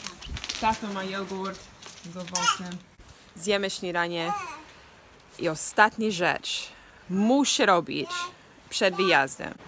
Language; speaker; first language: Polish; non-native, learner; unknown